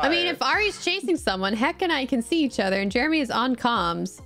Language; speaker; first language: English; native; English